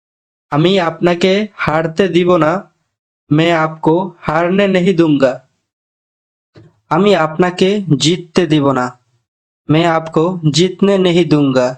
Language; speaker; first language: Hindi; non-native, fluent; Bangla